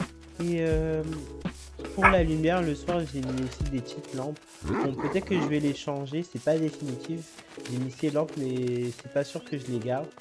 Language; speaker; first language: French; native; French